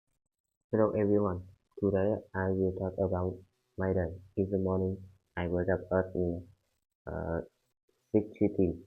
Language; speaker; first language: English; non-native, learner; Vietnamese